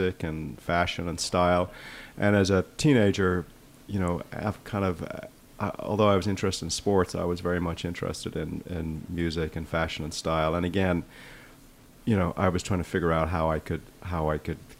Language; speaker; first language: English; native; English